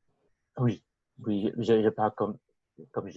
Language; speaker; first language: French; non-native, fluent; English